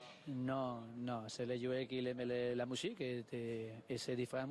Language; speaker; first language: French; non-native, learner; Spanish